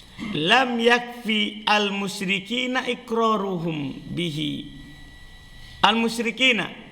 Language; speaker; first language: Arabic; non-native, fluent; Indonesian